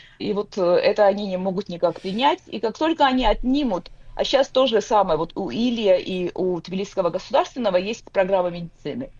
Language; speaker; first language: Russian; non-native, local second language; Georgian